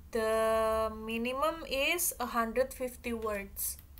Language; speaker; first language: English; non-native, fluent; Javanese